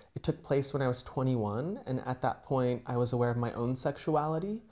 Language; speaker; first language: English; native; English